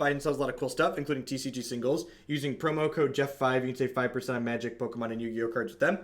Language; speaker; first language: English; native; English